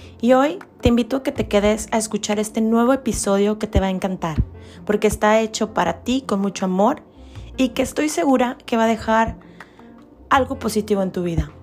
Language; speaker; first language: Spanish; native; Spanish